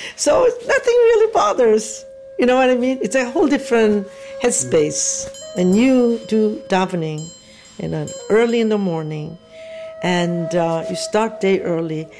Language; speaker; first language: English; non-native, fluent; Korean